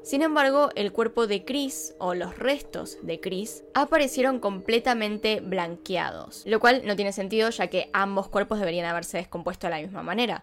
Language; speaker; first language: Spanish; native; Spanish